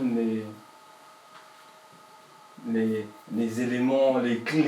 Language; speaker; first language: French; native; French